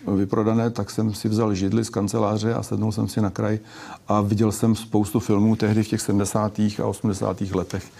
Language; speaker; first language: Czech; native; Czech